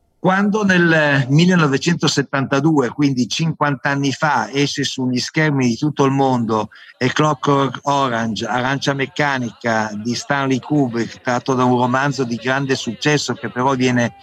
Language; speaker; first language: Italian; native; Italian